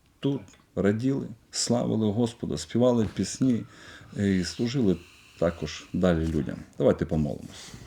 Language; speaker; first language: Ukrainian; non-native, local second language; Russian